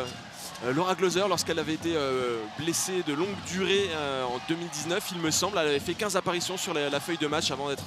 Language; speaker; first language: French; native; French